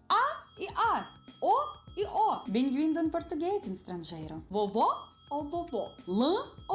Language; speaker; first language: Portuguese; non-native, fluent; Russian